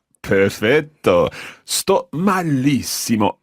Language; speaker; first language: Italian; non-native, fluent; English